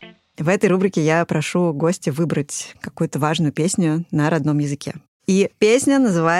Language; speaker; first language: Russian; native; Russian